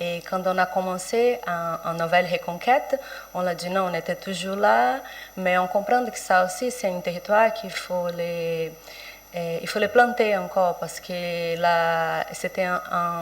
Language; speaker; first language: French; non-native, fluent; Portuguese